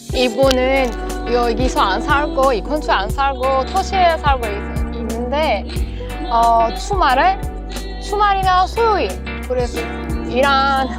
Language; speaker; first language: Korean; non-native, learner; Persian